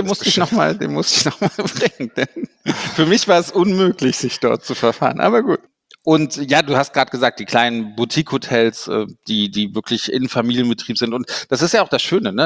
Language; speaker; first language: German; native; German